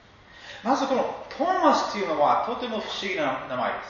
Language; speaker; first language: Japanese; non-native, fluent; English